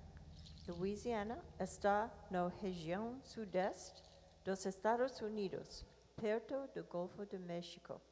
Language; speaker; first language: Portuguese; non-native, learner; English